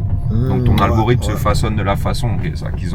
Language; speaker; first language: French; native; French